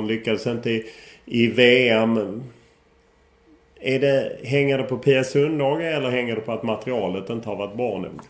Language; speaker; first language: Swedish; native; Swedish